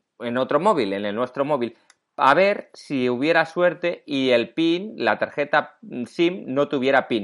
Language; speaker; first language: Spanish; native; Spanish